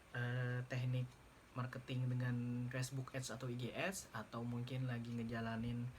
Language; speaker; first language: Indonesian; native; Indonesian